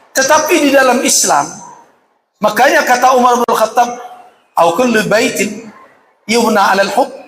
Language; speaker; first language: Malay; non-native, local second language; Minangkabau